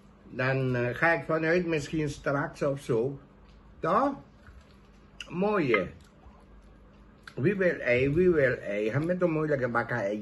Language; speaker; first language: Dutch; non-native, local second language; Caribbean Hindustani